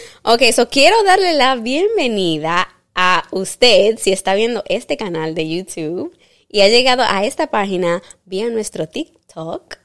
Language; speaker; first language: Spanish; early bilingual, heritage; Spanish